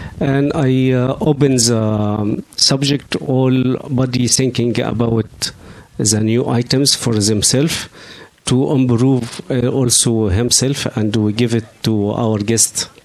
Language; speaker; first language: English; non-native, learner; Arabic